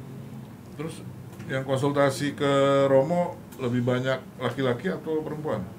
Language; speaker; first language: Indonesian; native; Indonesian